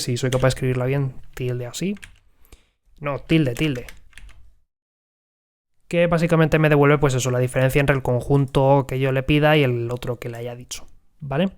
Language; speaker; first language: Spanish; native; Spanish